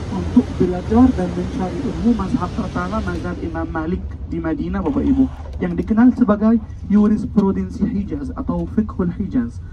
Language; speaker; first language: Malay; non-native, fluent; Arabic